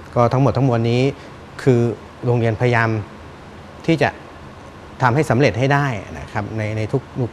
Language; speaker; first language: Thai; native; Thai